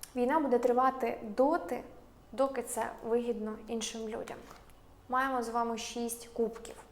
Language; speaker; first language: Ukrainian; non-native, local second language; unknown